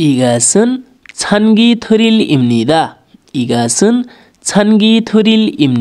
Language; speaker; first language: Korean; non-native, learner; Nepali